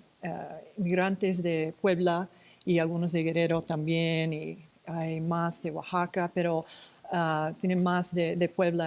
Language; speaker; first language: Spanish; non-native, fluent; English